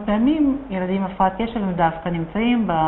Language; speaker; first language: Hebrew; native; Hebrew